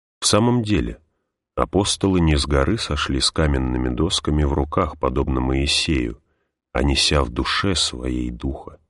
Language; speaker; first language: Russian; native; Russian